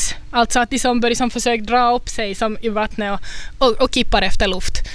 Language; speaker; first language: Swedish; native; Swedish